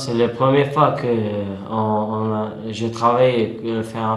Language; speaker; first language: French; non-native, learner; Albanian